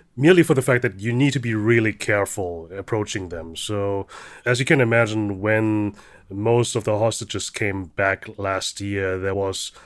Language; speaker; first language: English; early bilingual, heritage; German